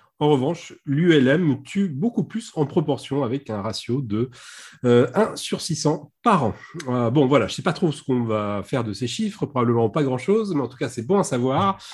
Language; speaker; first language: French; native; French